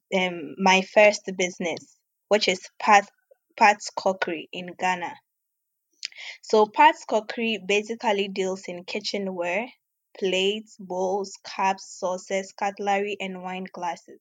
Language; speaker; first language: English; non-native, local second language; Ewe